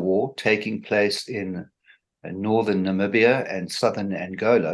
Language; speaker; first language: English; native; English